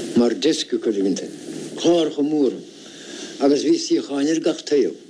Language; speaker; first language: Irish; native; Irish